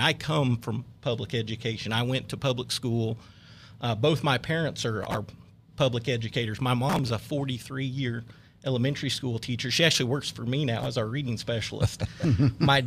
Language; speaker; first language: English; native; English